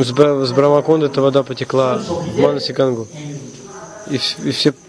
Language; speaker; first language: Russian; non-native, fluent; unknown